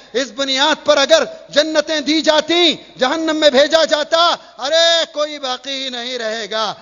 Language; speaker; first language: Urdu; native; Urdu